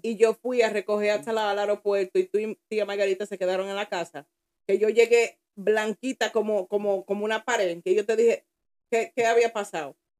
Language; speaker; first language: Spanish; early bilingual, heritage; Spanish